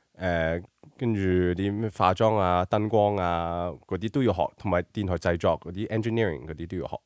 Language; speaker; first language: Cantonese; early bilingual, heritage; Cantonese